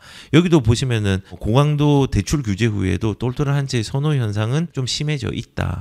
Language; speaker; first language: Korean; native; Korean